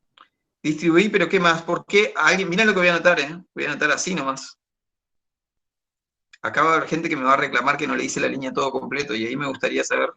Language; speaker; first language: Spanish; native; Spanish